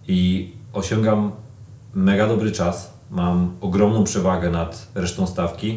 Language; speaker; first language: Polish; native; Polish